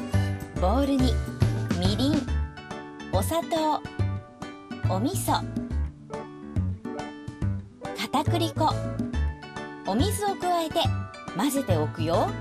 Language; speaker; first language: Japanese; native; Japanese